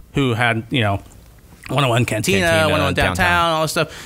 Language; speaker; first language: English; native; English